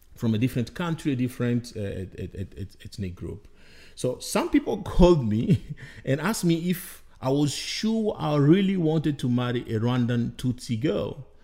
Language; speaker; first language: English; non-native, fluent; Bembe